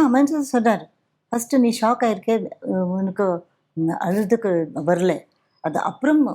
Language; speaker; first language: Tamil; non-native, fluent; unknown